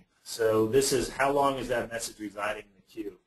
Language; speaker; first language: English; native; English